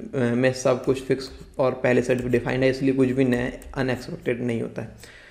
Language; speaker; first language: Hindi; native; Hindi